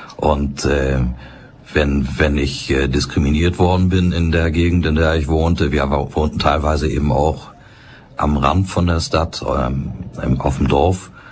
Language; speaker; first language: German; native; German